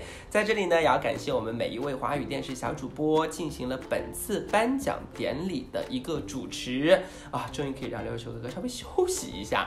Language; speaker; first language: Chinese; native; Chinese